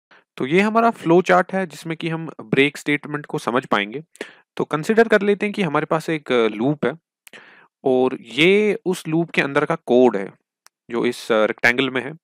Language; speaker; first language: Hindi; non-native, local second language; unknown